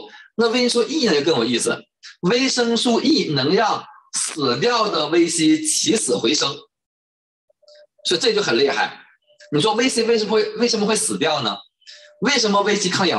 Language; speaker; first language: Chinese; native; Chinese